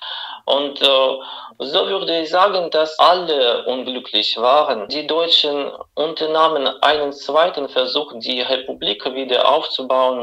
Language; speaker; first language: German; non-native, fluent; Russian